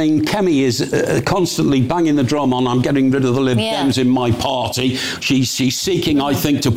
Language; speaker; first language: English; native; English